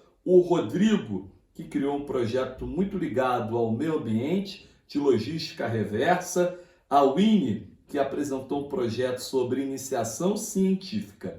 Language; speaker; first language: Portuguese; native; Portuguese